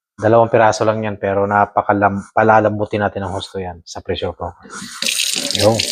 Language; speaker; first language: Filipino; non-native, local second language; Cebuano